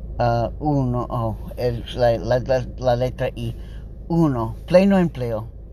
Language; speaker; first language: Spanish; non-native, learner; English